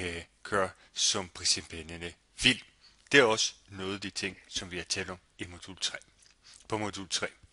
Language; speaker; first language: Danish; non-native, fluent; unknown